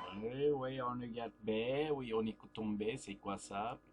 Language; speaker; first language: French; non-native, fluent; Turkish